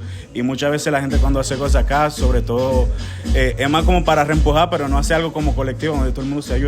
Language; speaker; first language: Spanish; native; Spanish